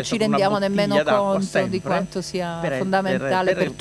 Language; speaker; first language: Italian; native; Italian